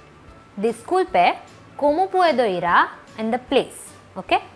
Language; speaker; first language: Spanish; non-native, learner; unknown